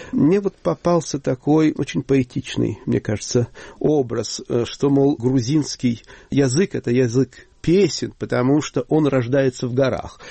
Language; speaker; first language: Russian; native; Russian